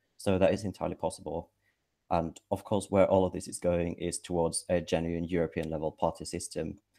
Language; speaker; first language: English; non-native, fluent; Finnish